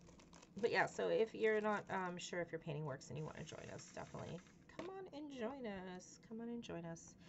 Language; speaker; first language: English; native; English